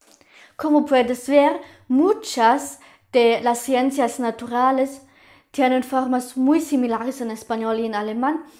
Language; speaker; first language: Spanish; non-native, fluent; German